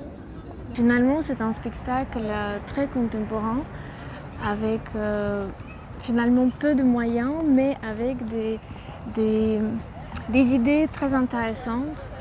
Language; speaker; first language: French; non-native, fluent; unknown